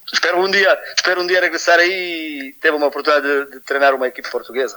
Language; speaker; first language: Portuguese; non-native, fluent; Serbian